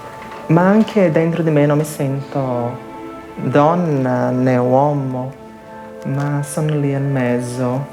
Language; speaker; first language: Italian; non-native, fluent; Portuguese